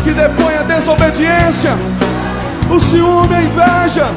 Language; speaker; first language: Portuguese; native; Portuguese